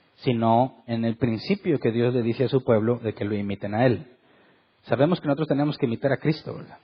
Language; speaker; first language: Spanish; native; Spanish